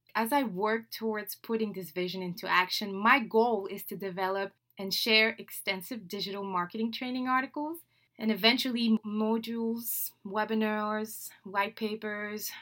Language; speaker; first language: English; non-native, fluent; French